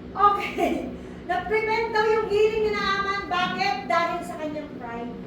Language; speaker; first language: Filipino; native; Filipino